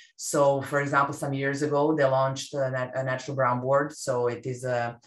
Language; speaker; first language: English; non-native, fluent; Serbian